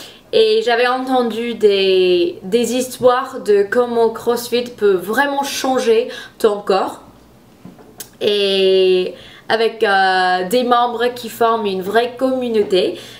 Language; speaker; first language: French; non-native, fluent; English